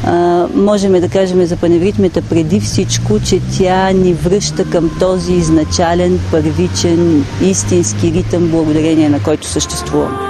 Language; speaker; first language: Bulgarian; native; Bulgarian